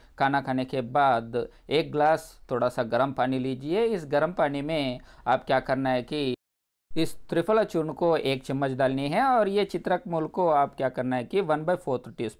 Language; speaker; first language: Hindi; non-native, local second language; Telugu